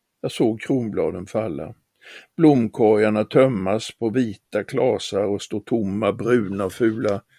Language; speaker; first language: Swedish; native; Swedish